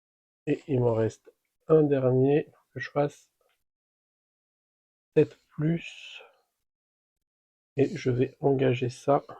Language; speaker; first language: French; native; French